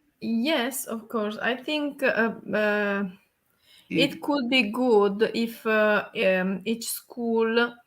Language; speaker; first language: English; non-native, learner; Italian